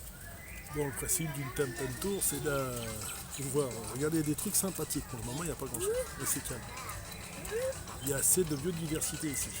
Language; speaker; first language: French; native; French